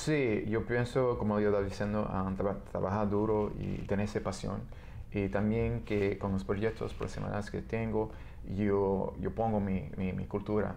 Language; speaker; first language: Spanish; early bilingual, heritage; Spanish